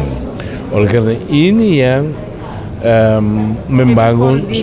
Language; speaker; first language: Indonesian; non-native, fluent; Tetum